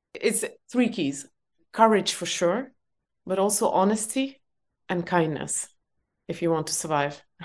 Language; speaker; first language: English; non-native, fluent; Estonian